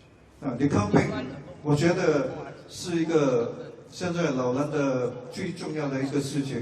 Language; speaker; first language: Chinese; non-native, local second language; English